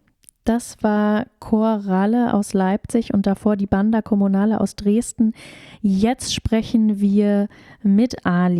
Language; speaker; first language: German; native; German